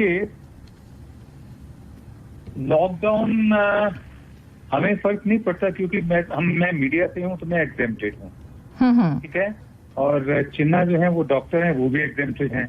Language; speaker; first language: Hindi; native; Hindi